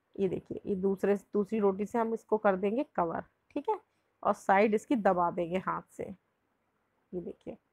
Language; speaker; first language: Hindi; native; Hindi